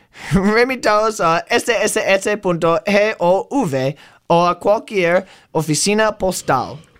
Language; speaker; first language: Spanish; non-native, learner; English